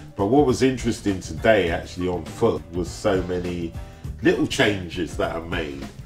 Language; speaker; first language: English; native; English